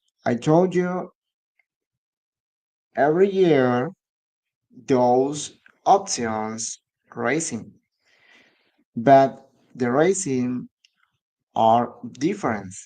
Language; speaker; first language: English; non-native, learner; Spanish